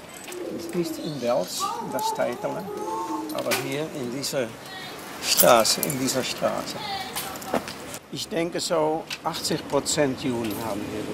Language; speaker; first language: German; non-native, fluent; Dutch